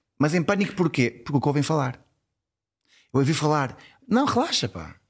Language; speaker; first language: Portuguese; early bilingual, heritage; Portuguese